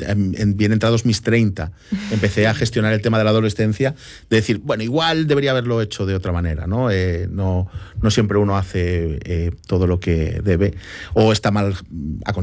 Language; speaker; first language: Spanish; native; Spanish